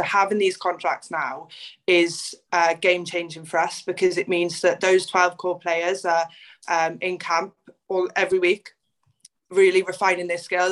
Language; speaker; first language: English; native; English